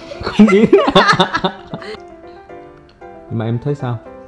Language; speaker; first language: Vietnamese; non-native, fluent; Korean